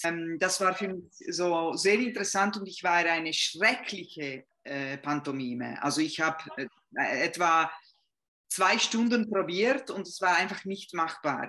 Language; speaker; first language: German; non-native, fluent; Italian